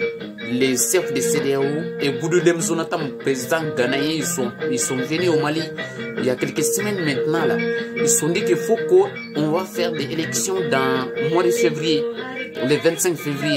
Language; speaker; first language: French; non-native, learner; Bambara